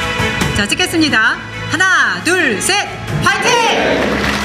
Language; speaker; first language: Korean; native; Korean